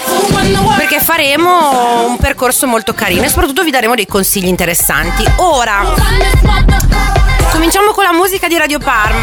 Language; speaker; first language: Italian; native; Italian